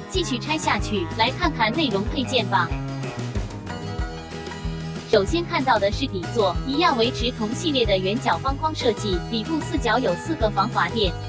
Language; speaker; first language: Chinese; native; Chinese